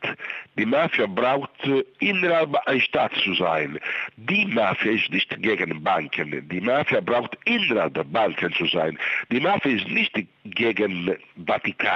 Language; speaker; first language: German; non-native, fluent; Italian